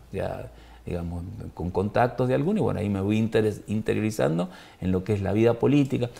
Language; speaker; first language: Spanish; native; Spanish